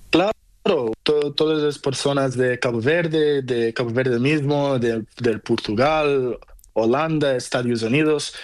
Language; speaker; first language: Spanish; non-native, learner; Portuguese